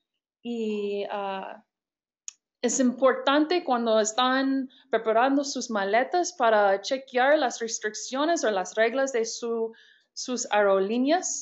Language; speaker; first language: Spanish; non-native, fluent; English